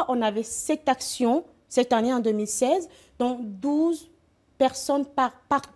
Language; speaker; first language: French; native; French